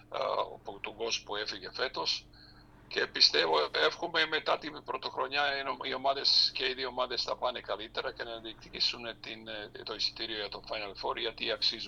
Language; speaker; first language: Greek; non-native, fluent; Serbian